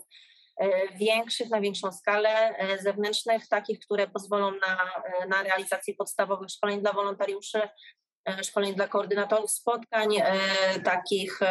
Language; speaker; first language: Polish; native; Polish